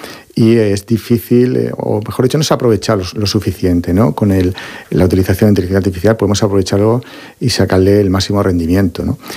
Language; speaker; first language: Spanish; native; Spanish